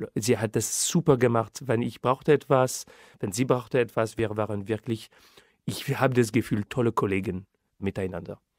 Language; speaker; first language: German; non-native, fluent; French